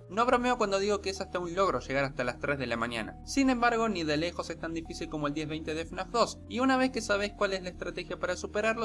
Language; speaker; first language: Spanish; native; Spanish